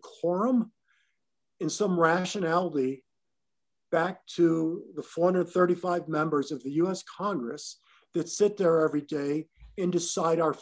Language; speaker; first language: English; native; English